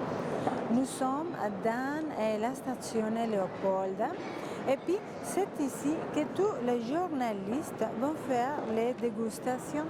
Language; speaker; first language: French; non-native, fluent; Spanish